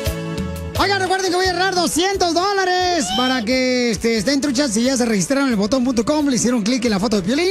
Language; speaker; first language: Spanish; native; Spanish